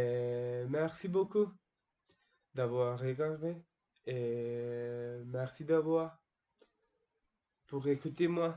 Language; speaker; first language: French; non-native, learner; Turkish